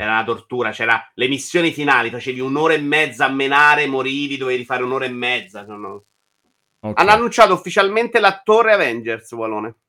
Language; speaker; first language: Italian; native; Italian